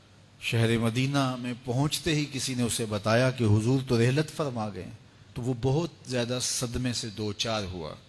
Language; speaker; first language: Urdu; native; Urdu